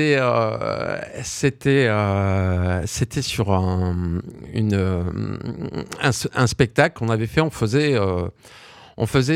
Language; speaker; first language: French; native; French